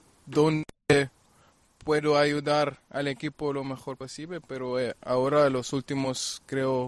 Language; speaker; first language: Spanish; non-native, fluent; German